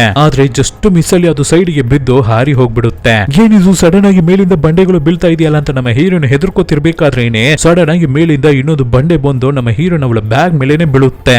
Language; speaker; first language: Kannada; native; Kannada